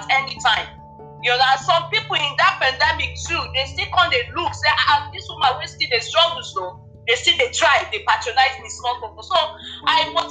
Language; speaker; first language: Nigerian Pidgin; non-native, local second language; Yoruba